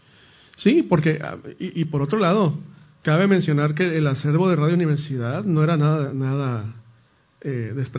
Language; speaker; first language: Spanish; native; Spanish